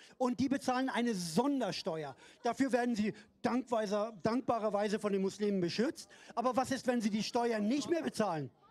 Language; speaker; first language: German; non-native, fluent; Persian